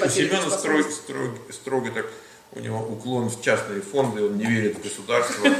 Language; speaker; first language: Russian; native; Russian